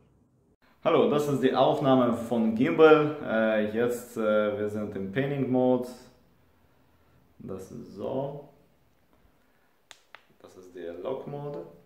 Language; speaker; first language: German; non-native, learner; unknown